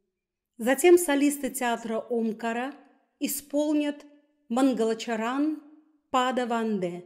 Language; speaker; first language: Russian; native; Russian